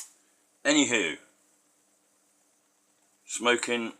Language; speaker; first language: English; native; English